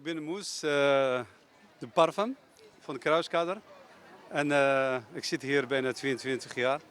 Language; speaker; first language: Dutch; non-native, fluent; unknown